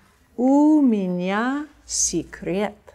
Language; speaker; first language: Russian; non-native, fluent; English